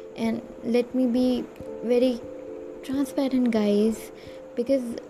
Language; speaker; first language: English; non-native, local second language; Hindi